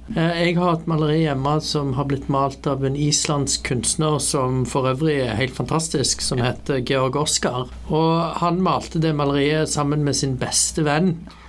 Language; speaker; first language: Norwegian; early bilingual, other home language; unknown